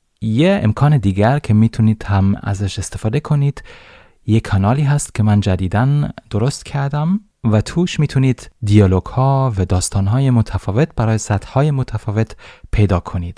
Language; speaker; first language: Persian; non-native, fluent; German